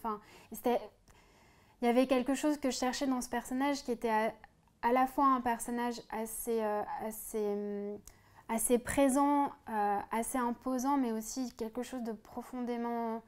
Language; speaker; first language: French; native; French